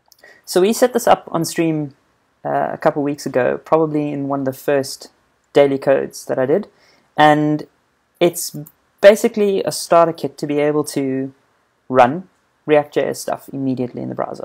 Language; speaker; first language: English; native; English